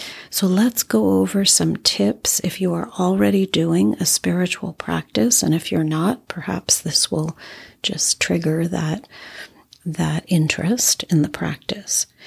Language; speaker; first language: English; native; English